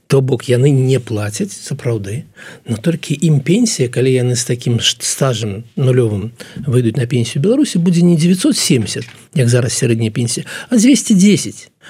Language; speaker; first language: Belarusian; native; Belarusian